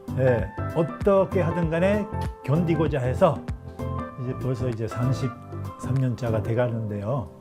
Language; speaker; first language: Korean; non-native, fluent; Japanese